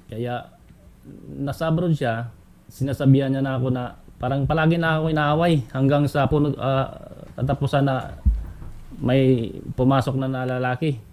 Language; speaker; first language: Filipino; non-native, local second language; Cebuano